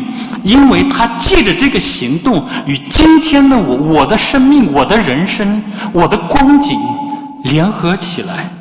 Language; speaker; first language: Chinese; native; Chinese